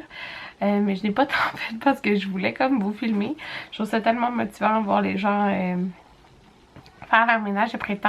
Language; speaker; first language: French; native; French